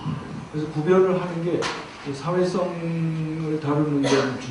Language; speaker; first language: Korean; native; Korean